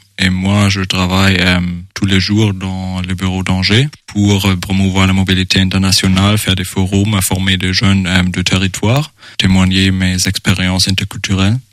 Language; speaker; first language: French; non-native, fluent; German